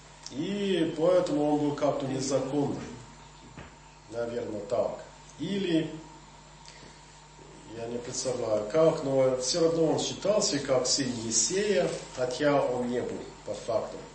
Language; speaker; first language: Russian; non-native, fluent; English